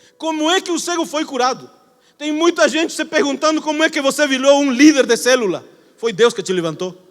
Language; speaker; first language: Portuguese; non-native, fluent; Spanish